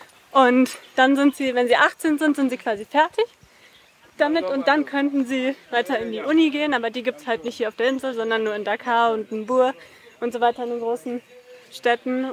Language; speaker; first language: German; native; German